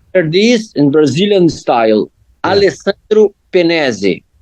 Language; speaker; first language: English; non-native, learner; Portuguese